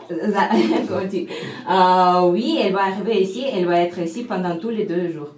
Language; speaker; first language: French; non-native, fluent; Russian